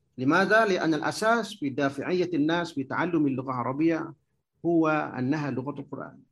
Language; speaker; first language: Arabic; non-native, fluent; Malay